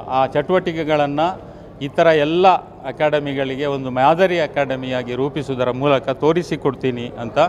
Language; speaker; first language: Kannada; non-native, local second language; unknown